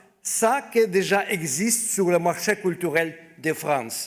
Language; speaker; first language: French; non-native, fluent; Ukrainian